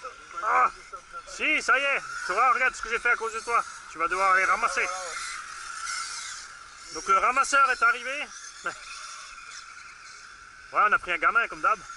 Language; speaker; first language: French; native; French